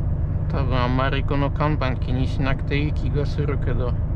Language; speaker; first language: Japanese; non-native, fluent; Polish